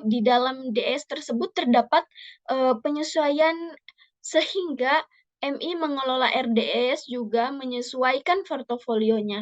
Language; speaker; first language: Indonesian; native; Indonesian